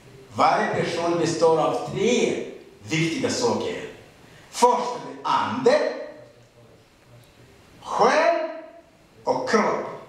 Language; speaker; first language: Swedish; non-native, learner; Rundi